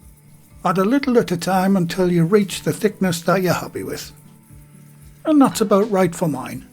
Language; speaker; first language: English; native; English